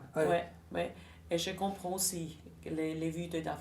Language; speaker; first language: French; non-native, local second language; German